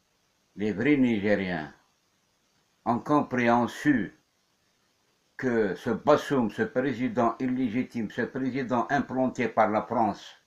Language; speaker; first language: French; non-native, local second language; Kabyle